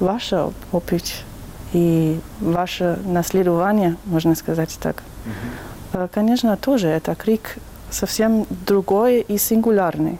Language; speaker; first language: Russian; non-native, learner; German